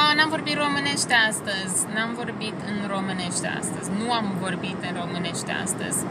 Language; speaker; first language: Romanian; early bilingual, heritage; Romanian